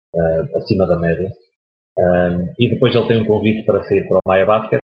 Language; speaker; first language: Portuguese; native; Portuguese